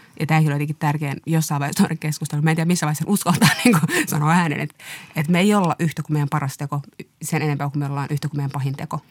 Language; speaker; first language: Finnish; early bilingual, other home language; Somali